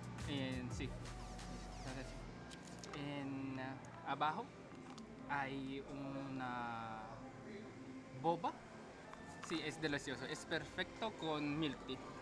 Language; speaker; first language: Spanish; non-native, learner; Filipino